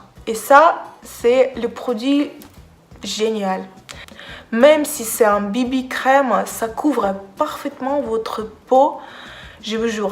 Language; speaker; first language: French; non-native, fluent; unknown